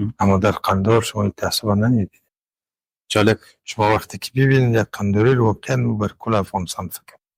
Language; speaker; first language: Persian; non-native, local second language; Pashto